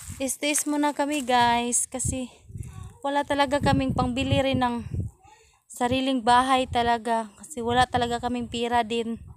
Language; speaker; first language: Filipino; non-native, local second language; Cebuano